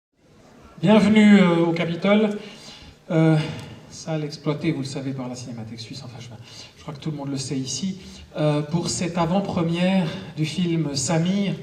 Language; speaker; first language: French; native; French